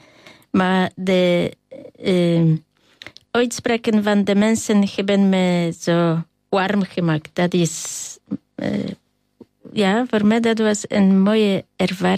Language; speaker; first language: Dutch; non-native, fluent; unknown